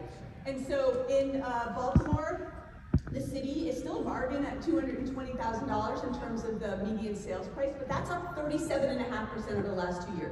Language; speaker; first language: English; native; English